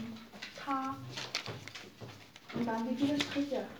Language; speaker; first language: German; non-native, fluent; Chinese